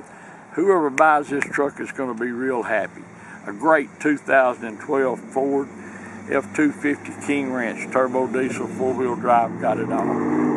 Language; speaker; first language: English; native; English